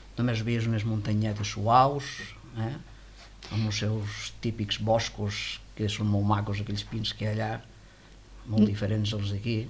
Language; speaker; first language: Catalan; native; Catalan